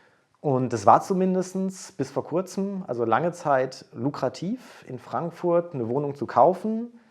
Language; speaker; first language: German; native; German